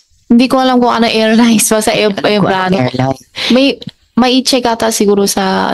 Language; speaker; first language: Filipino; non-native, learner; Chinese